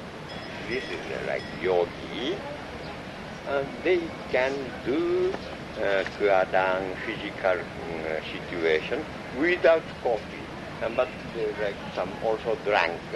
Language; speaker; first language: English; non-native, learner; Japanese